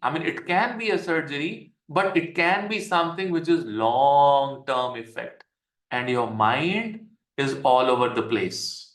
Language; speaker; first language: English; non-native, local second language; Hindi